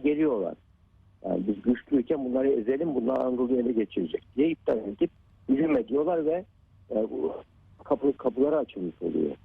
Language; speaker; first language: Turkish; native; Turkish